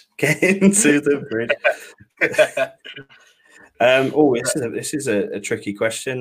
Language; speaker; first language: English; native; English